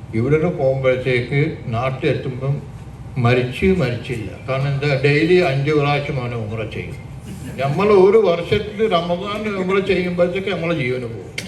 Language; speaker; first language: Malayalam; early bilingual, heritage; Malayalam